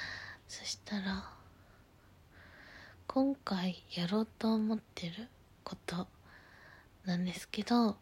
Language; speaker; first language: Japanese; native; Japanese